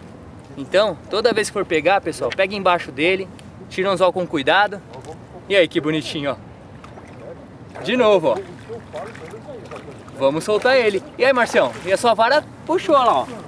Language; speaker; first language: Portuguese; native; Portuguese